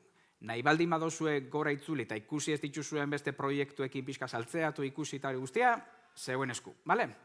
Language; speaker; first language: Basque; native; Basque